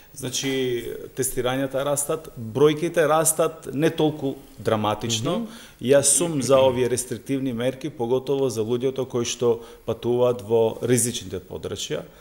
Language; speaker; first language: Macedonian; non-native, local second language; Albanian